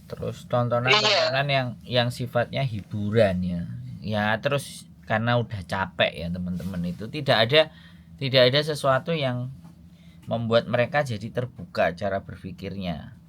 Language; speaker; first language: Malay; non-native, local second language; Javanese